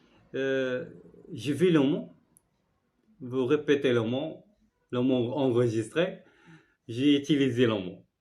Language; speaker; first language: French; non-native, learner; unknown